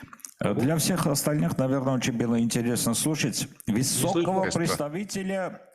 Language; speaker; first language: Russian; non-native, fluent; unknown